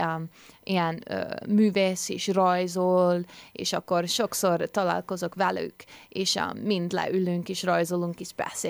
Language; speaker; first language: Hungarian; early bilingual, heritage; English